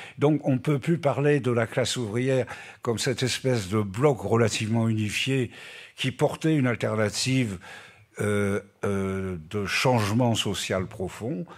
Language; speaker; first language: French; native; French